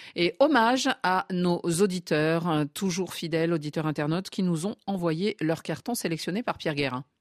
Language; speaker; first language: French; native; French